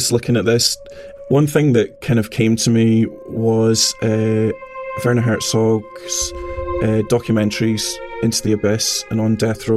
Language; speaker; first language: English; native; English